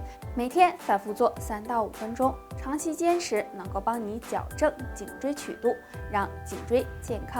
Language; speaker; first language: Chinese; native; Chinese